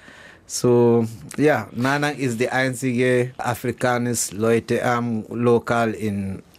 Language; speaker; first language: German; non-native, learner; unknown